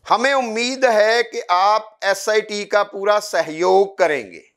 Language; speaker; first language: Hindi; non-native, local second language; Punjabi